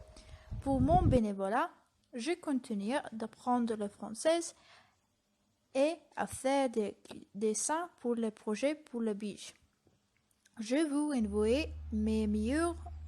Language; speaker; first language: French; non-native, learner; Lithuanian